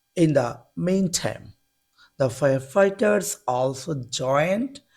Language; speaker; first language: English; non-native, local second language; Bangla